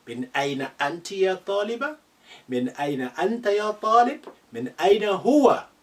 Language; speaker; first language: Arabic; non-native, fluent; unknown